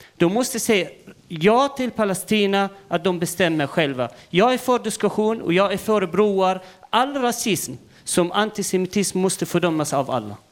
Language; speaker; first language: Swedish; non-native, fluent; Arabic